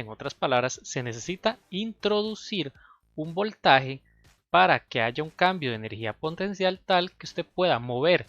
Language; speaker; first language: Spanish; native; Spanish